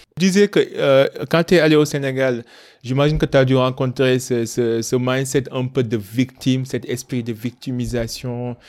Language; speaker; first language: French; non-native, local second language; Wolof